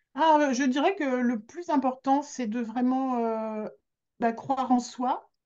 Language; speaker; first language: French; native; French